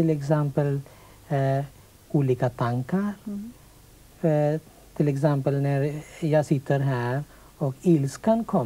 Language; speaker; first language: Swedish; non-native, fluent; Sinhala